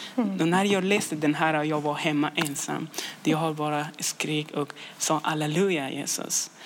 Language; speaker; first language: Swedish; non-native, learner; Persian